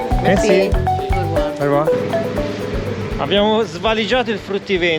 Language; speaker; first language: Italian; native; Italian